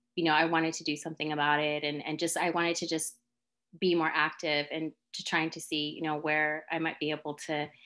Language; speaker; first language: English; native; English